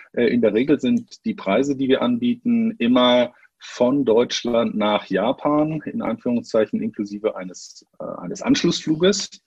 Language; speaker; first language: German; native; German